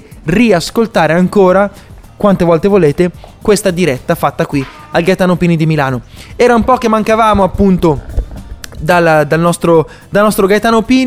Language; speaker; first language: Italian; native; Italian